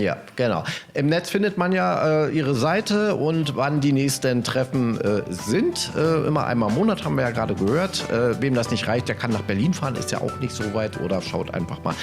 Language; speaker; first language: German; native; German